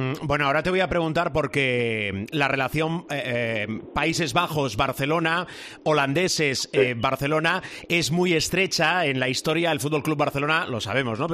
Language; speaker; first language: Spanish; native; Spanish